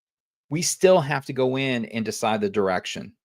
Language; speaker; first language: English; native; English